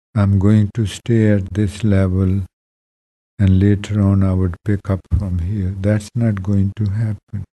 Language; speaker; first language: English; non-native, local second language; Punjabi